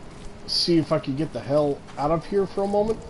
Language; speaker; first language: English; native; English